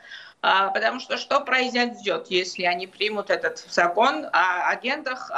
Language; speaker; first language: Russian; non-native, local second language; Georgian